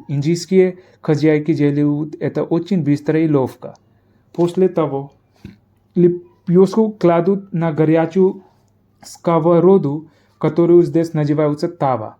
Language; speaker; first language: Russian; non-native, fluent; Hindi